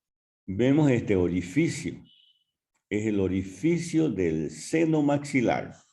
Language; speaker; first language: Spanish; native; Spanish